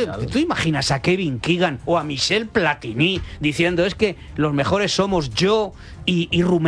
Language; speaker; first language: Spanish; native; Spanish